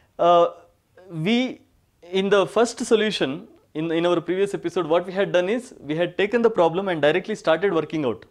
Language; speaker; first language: English; non-native, local second language; Kannada